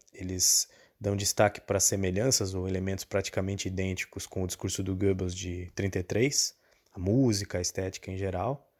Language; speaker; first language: Portuguese; native; Portuguese